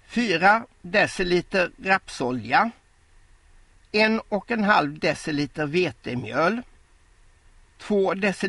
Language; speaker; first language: Swedish; native; Swedish